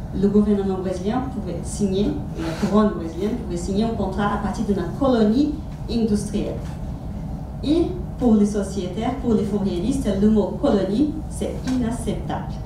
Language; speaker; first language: French; non-native, fluent; Portuguese